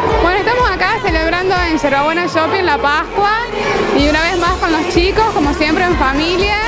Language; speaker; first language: Spanish; native; Spanish